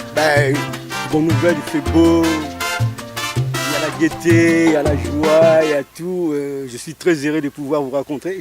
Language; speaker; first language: French; non-native, local second language; Lingala